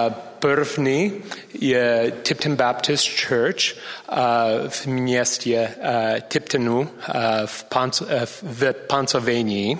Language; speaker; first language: Czech; non-native, learner; English